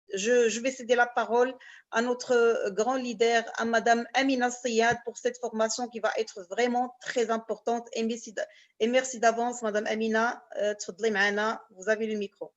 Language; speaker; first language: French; non-native, local second language; Arabic